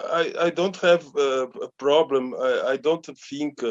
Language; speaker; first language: English; non-native, learner; Indonesian